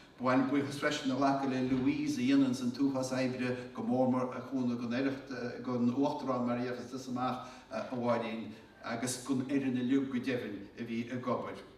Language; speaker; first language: Irish; native; Irish